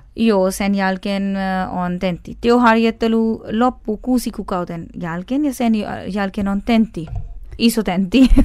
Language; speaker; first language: Finnish; non-native, fluent; Urdu